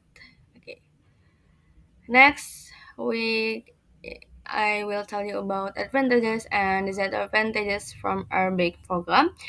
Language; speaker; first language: English; non-native, learner; Indonesian